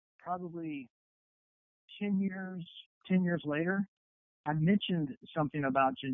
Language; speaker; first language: English; native; English